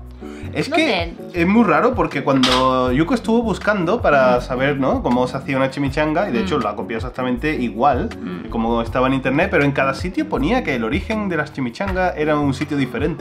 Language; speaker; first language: Spanish; native; Spanish